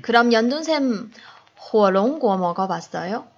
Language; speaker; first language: Korean; non-native, fluent; Chinese